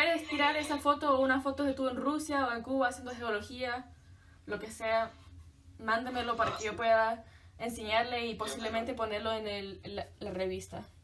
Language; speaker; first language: Spanish; early bilingual, heritage; Spanish